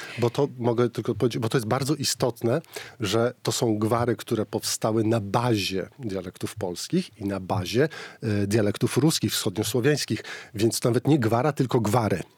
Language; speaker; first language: Polish; native; Polish